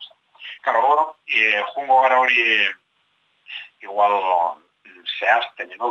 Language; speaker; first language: Basque; native; Basque